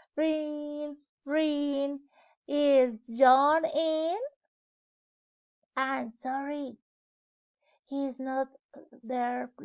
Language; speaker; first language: English; non-native, learner; Spanish